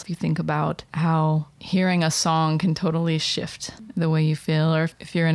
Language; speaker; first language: English; native; English